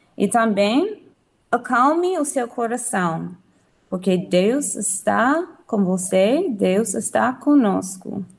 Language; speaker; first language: Portuguese; non-native, learner; English